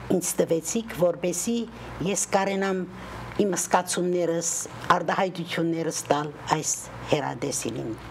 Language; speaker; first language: Armenian; native; Armenian